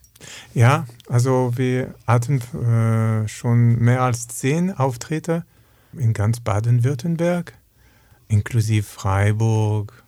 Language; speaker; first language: German; non-native, learner; French